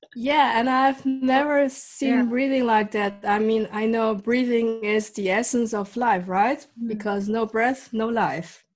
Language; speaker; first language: English; early bilingual, other home language; Dutch